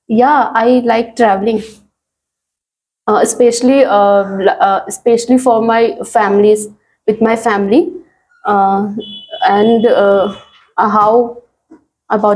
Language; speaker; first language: English; non-native, learner; Hindi